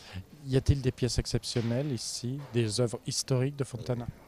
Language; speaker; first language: French; native; French